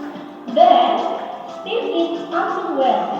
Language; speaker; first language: English; non-native, learner; Indonesian